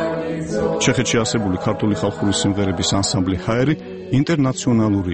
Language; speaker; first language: Georgian; native; Georgian